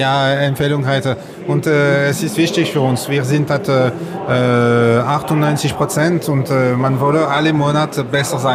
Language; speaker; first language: German; non-native, learner; French